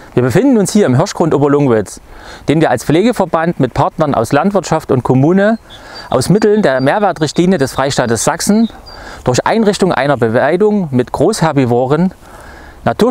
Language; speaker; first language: German; native; German